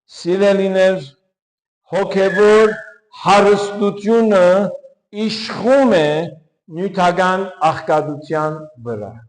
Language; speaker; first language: Armenian; early bilingual, heritage; Armenian